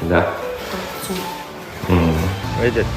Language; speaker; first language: Russian; non-native, learner; Chinese